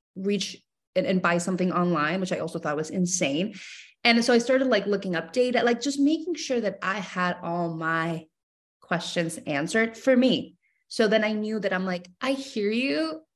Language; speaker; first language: English; non-native, fluent; Spanish